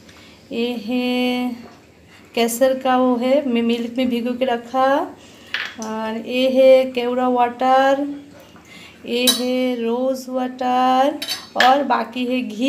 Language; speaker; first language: Hindi; non-native, local second language; Bangla